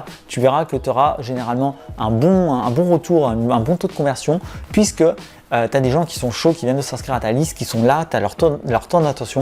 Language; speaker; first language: French; native; French